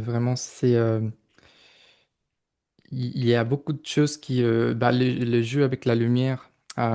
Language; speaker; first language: French; non-native, fluent; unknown